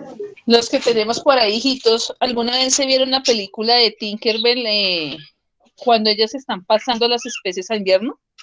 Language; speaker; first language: Spanish; native; Spanish